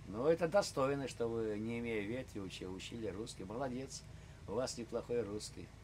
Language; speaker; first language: Russian; native; Russian